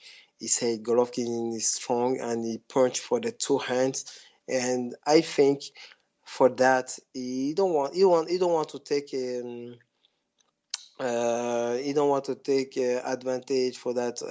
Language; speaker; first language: English; non-native, fluent; French